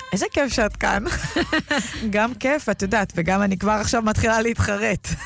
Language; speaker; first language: Hebrew; native; Hebrew